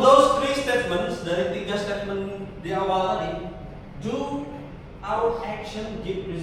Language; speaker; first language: English; non-native, learner; Indonesian